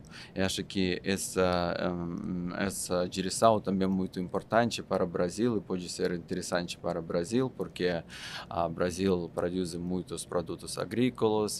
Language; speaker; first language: Portuguese; non-native, fluent; Russian